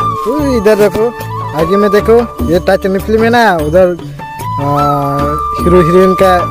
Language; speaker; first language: Hindi; non-native, local second language; Kok Borok